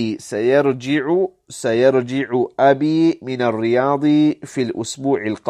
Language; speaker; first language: Arabic; non-native, fluent; English